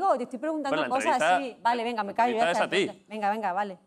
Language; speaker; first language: Spanish; native; Spanish